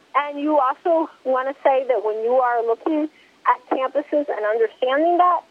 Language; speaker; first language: English; early bilingual, other home language; Spanish